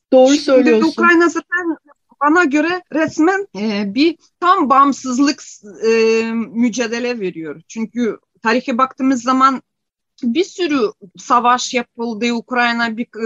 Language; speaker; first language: Turkish; non-native, fluent; Ukrainian